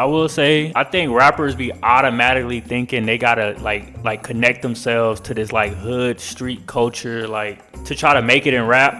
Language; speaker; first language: English; native; English